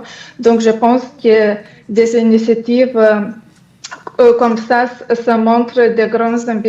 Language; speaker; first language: French; non-native, fluent; Lithuanian